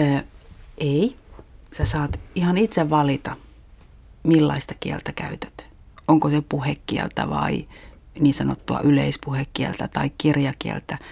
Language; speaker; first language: Finnish; native; Finnish